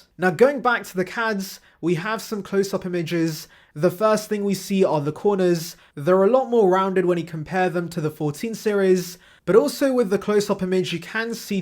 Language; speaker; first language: English; native; English